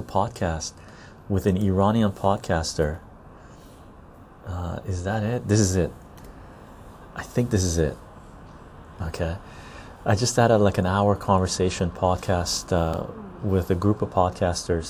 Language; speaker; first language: English; non-native, fluent; Armenian